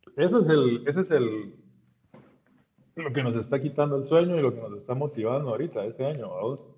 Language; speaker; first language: Spanish; native; Spanish